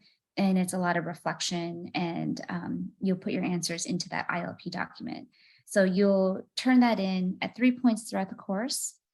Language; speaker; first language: English; native; English